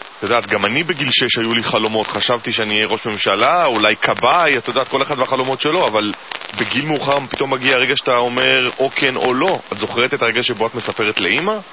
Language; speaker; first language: Hebrew; native; Hebrew